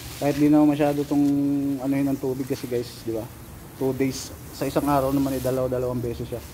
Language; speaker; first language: Filipino; non-native, local second language; Bikol